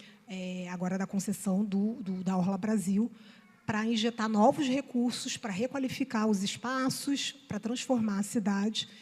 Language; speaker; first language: Portuguese; native; Portuguese